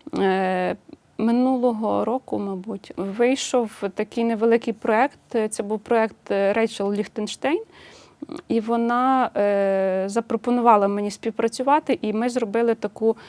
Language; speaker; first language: Ukrainian; native; Ukrainian